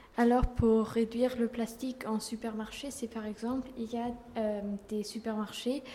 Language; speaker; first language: French; non-native, fluent; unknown